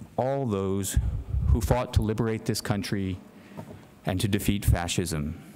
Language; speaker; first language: English; native; English